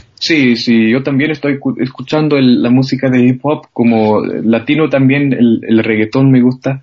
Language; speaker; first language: Spanish; non-native, fluent; German